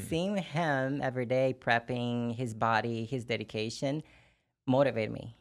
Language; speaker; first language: English; non-native, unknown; Portuguese